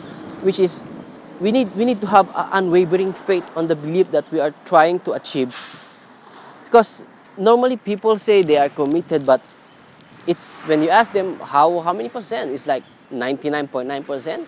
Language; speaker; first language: English; non-native, local second language; Filipino